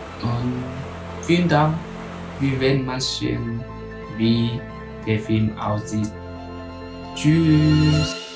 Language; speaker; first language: German; non-native, fluent; Vietnamese